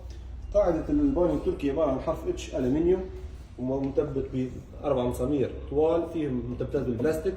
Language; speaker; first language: Arabic; native; Arabic